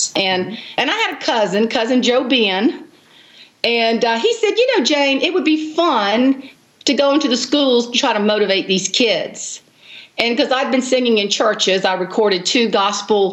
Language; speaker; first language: English; native; English